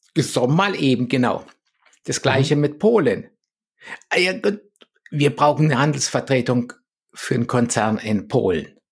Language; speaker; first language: German; early bilingual, other home language; Polish